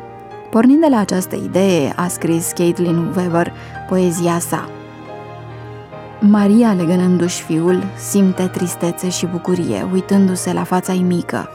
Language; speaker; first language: Romanian; native; Romanian